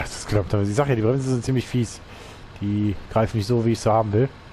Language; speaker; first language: German; native; German